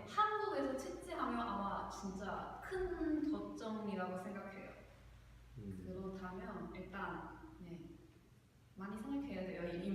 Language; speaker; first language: Korean; non-native, learner; Chinese